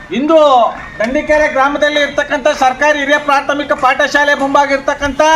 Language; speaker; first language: Kannada; native; Kannada